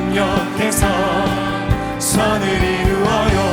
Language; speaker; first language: Korean; native; Korean